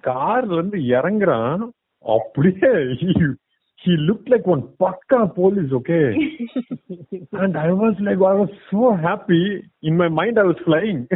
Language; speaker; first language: English; non-native, local second language; Tamil